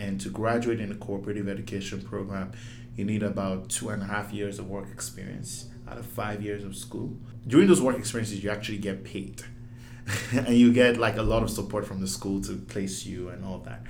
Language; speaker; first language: English; non-native, local second language; Yoruba